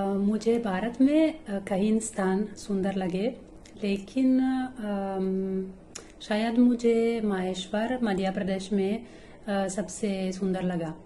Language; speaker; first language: Hindi; non-native, learner; Italian